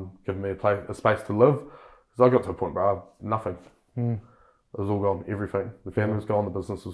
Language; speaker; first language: English; native; English